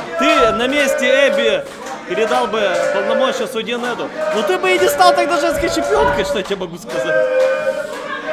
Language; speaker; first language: Russian; native; Russian